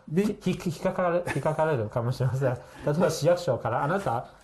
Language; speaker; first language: Japanese; non-native, fluent; Chinese